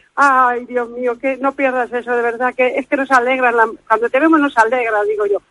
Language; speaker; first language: Spanish; native; Spanish